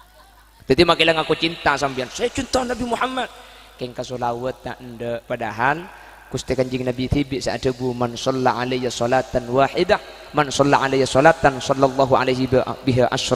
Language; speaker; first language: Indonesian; non-native, local second language; Madurese